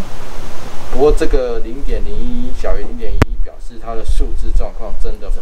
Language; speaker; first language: Chinese; native; Chinese